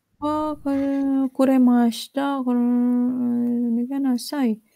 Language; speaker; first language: Japanese; non-native, fluent; Indonesian